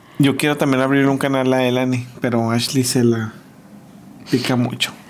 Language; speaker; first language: Spanish; early bilingual, heritage; Spanish